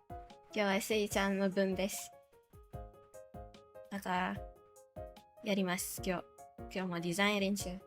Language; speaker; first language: Japanese; non-native, learner; English